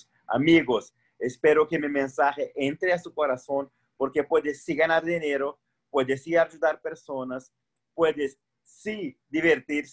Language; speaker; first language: Spanish; non-native, fluent; Portuguese